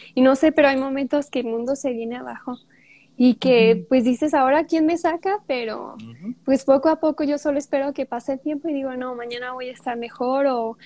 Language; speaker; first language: Spanish; native; Spanish